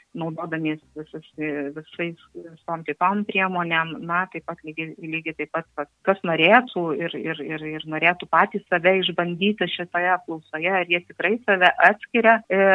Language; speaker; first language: Lithuanian; native; Lithuanian